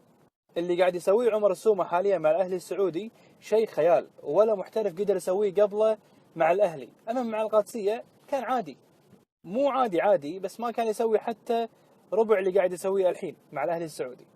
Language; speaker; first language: Arabic; native; Arabic